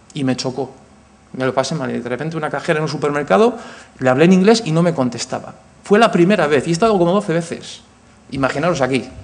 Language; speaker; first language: Spanish; native; Spanish